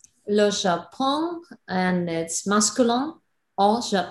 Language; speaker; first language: French; non-native, learner; Russian